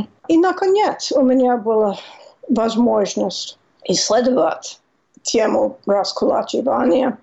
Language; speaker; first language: Russian; non-native, fluent; English